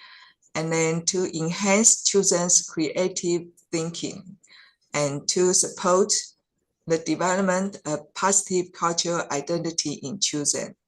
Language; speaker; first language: English; non-native, fluent; Chinese